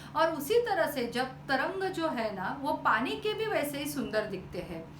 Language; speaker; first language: Hindi; non-native, local second language; Marathi